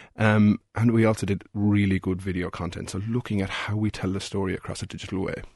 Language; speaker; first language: English; native; English